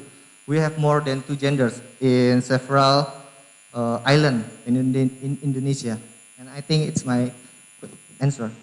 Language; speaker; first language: English; non-native, learner; Indonesian